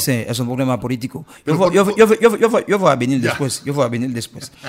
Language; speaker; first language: Spanish; non-native, learner; Haitian Creole